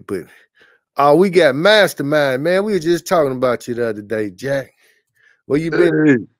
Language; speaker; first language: English; native; English